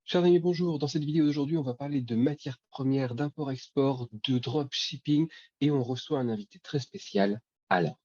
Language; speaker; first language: French; native; French